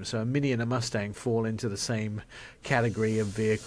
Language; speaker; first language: English; native; English